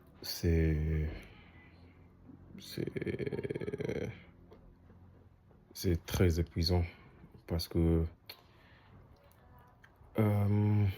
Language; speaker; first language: French; non-native, learner; English